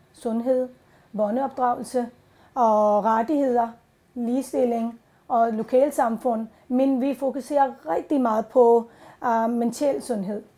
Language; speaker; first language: Danish; non-native, learner; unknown